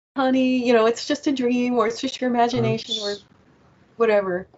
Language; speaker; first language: English; native; English